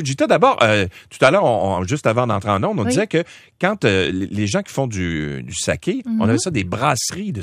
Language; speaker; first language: French; native; French